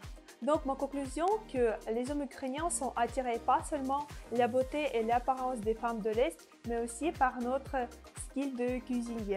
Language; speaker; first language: French; non-native, fluent; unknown